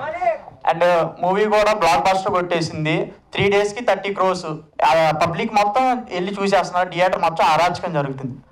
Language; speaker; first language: Telugu; native; Telugu